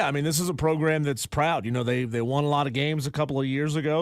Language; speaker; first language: English; native; English